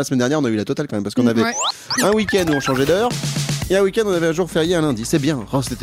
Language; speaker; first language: French; native; French